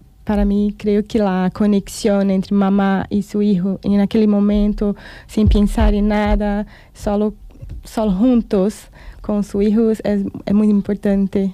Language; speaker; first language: Spanish; non-native, learner; Portuguese